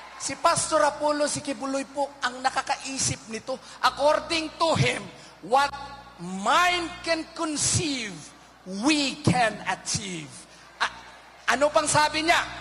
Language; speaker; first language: Filipino; non-native, local second language; Cebuano